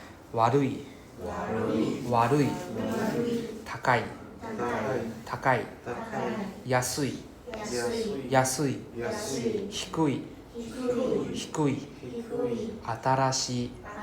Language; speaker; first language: Japanese; non-native, fluent; English